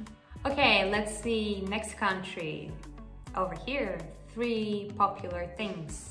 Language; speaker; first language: English; non-native, fluent; Russian